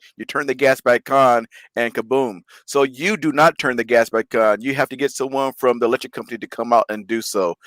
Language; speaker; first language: English; native; English